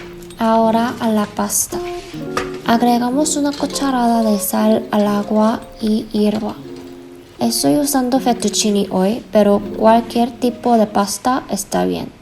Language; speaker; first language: Spanish; non-native, fluent; Korean